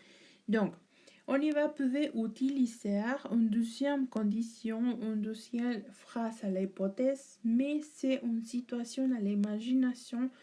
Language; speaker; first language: French; non-native, learner; Spanish